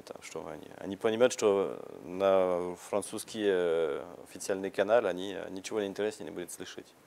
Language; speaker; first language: Russian; non-native, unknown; French